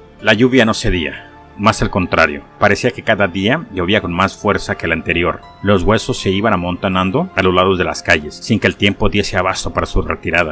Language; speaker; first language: Spanish; native; Spanish